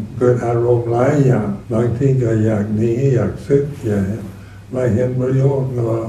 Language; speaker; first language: Thai; non-native, fluent; English